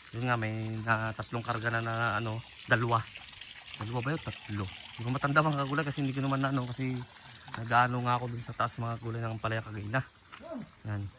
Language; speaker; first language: Filipino; native; Filipino